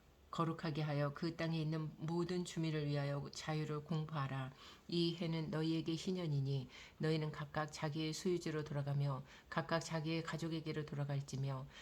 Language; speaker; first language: Korean; native; Korean